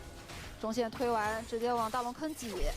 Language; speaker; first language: Chinese; native; Chinese